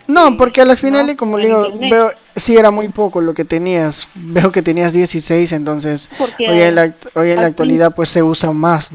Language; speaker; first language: Spanish; native; Spanish